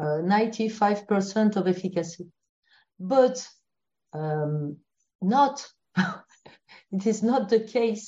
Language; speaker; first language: English; non-native, fluent; French